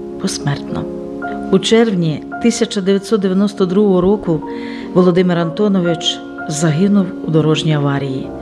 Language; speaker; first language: Ukrainian; native; Ukrainian